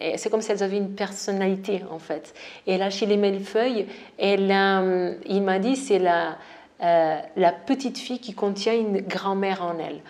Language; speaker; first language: French; non-native, fluent; Portuguese